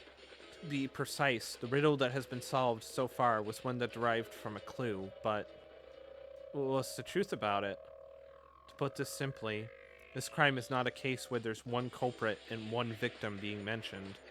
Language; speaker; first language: English; native; English